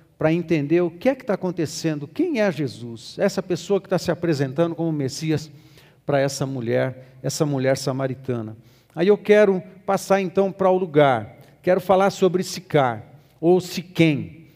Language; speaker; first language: Portuguese; native; Portuguese